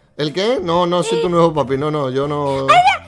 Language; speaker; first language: Spanish; native; Spanish